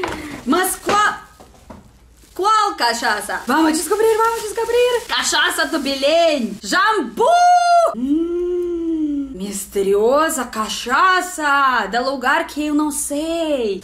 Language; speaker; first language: Portuguese; non-native, learner; Russian